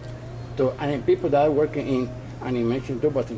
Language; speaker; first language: English; non-native, learner; Spanish